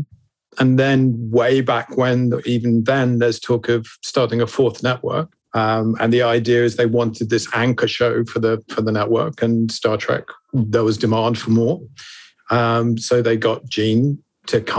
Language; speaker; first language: English; native; English